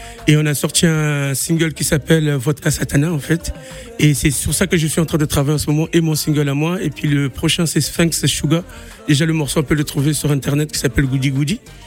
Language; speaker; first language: French; non-native, local second language; Lingala